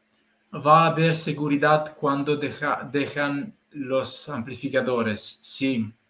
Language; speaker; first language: Spanish; non-native, learner; Italian